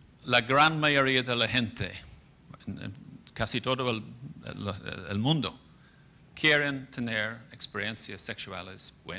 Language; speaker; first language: Spanish; non-native, fluent; English